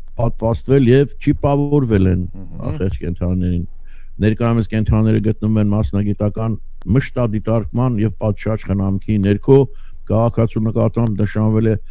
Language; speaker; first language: Armenian; native; Armenian